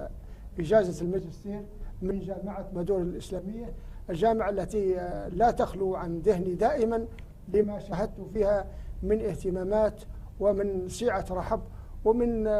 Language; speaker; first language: Arabic; native; Arabic